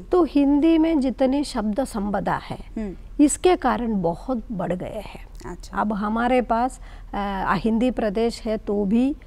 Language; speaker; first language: Hindi; non-native, local second language; Malayalam